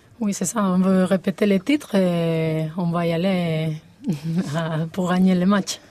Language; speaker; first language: French; non-native, fluent; Spanish